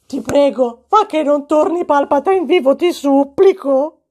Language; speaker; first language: Italian; native; Italian